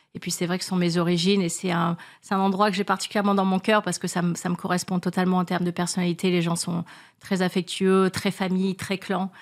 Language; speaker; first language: French; native; French